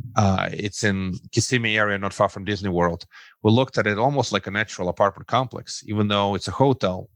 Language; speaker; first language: English; non-native, fluent; Russian